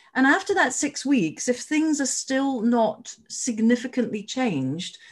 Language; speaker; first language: English; native; English